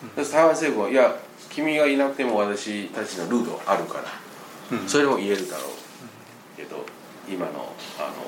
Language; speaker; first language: Japanese; non-native, fluent; Chinese